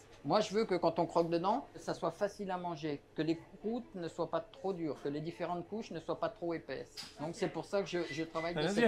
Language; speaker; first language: French; native; French